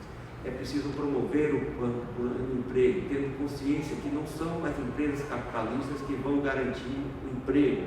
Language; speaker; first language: Portuguese; native; Portuguese